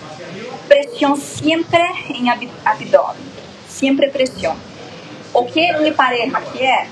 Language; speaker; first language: Spanish; non-native, learner; Portuguese